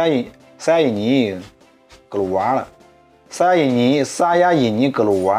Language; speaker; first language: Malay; non-native, learner; Chinese